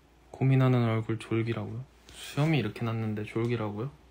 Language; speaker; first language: Korean; native; Korean